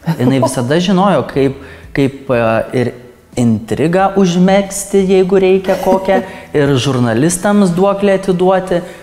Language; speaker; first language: Lithuanian; native; Lithuanian